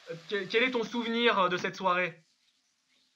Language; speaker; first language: French; native; French